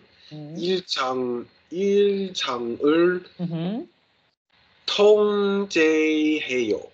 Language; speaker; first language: Korean; non-native, learner; English